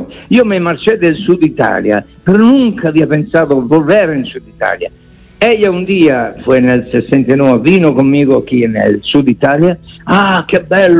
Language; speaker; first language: Spanish; non-native, fluent; Italian